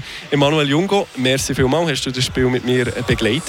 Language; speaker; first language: German; native; German